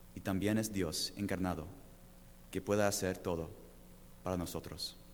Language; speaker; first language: Spanish; non-native, learner; English